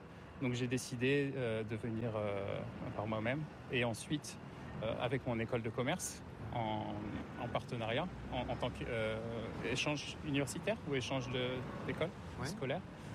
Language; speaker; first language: French; native; French